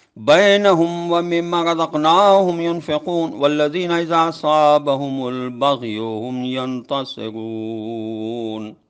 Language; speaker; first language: Arabic; non-native, fluent; Urdu